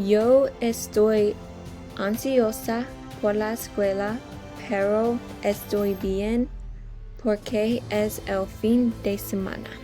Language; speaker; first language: Spanish; non-native, learner; English